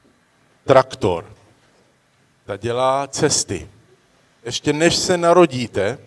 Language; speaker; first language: Czech; early bilingual, heritage; Czech